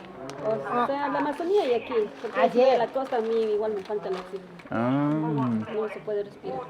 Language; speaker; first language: Spanish; native; Spanish